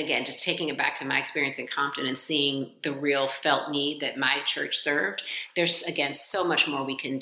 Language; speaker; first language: English; native; English